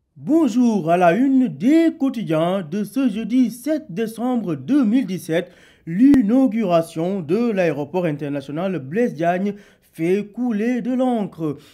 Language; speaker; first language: French; non-native, local second language; Wolof